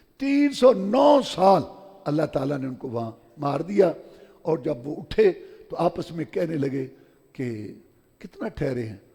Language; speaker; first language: Urdu; non-native, local second language; Punjabi